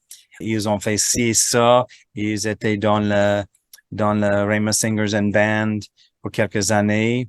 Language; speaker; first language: French; non-native, fluent; English